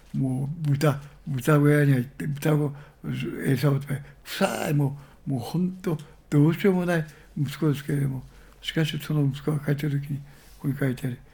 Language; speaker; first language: Japanese; native; Japanese